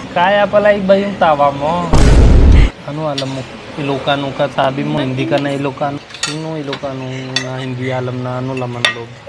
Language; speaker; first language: Filipino; non-native, learner; Hindi